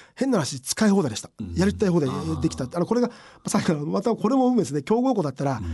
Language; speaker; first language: Japanese; native; Japanese